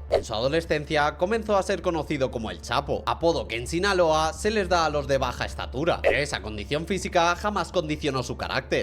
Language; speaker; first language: Spanish; native; Spanish